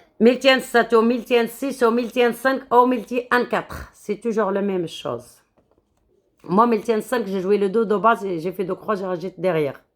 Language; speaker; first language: French; non-native, local second language; Arabic